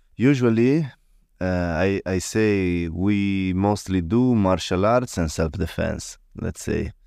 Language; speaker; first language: English; non-native, learner; Italian